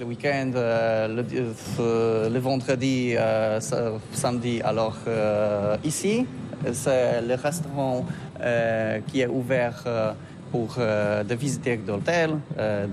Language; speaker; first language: French; non-native, learner; Polish